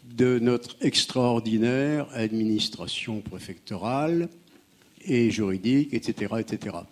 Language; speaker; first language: French; native; French